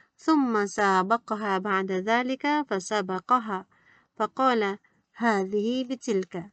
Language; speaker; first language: Arabic; non-native, fluent; Malay